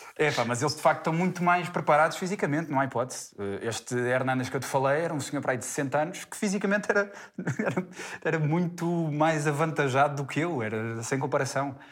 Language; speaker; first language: Portuguese; native; Portuguese